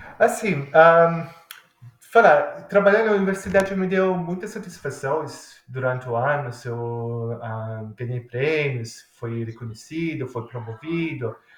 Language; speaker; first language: Portuguese; non-native, fluent; Italian